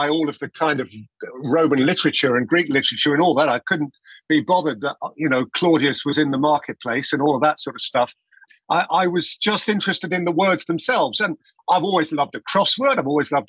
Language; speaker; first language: English; native; English